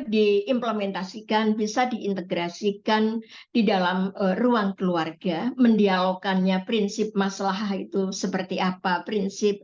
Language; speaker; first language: Indonesian; native; Indonesian